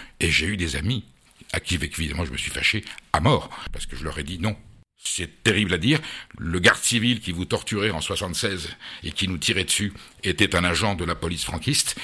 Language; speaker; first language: French; native; French